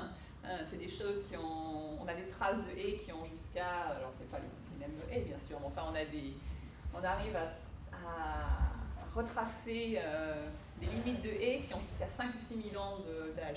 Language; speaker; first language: French; native; French